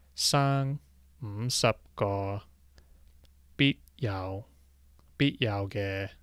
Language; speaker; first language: Cantonese; non-native, learner; English